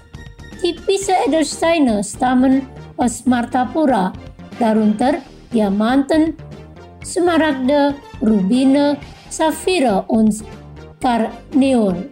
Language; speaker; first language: German; non-native, fluent; Indonesian